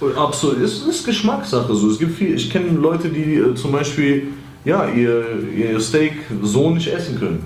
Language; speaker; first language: German; early bilingual, other home language; Greek